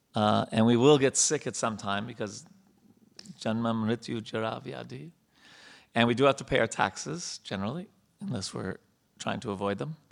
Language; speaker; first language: English; native; English